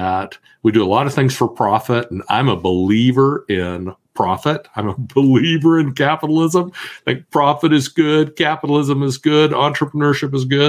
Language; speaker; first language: English; native; English